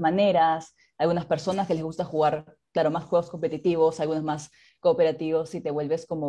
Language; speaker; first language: Spanish; native; Spanish